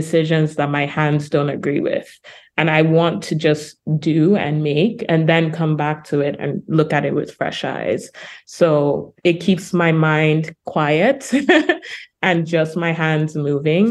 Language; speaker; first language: English; non-native, local second language; Yoruba